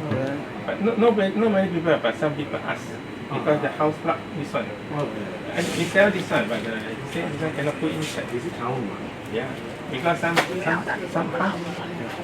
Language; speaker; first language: English; non-native, learner; Chinese